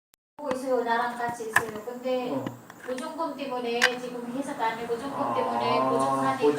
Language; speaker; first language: Korean; non-native, learner; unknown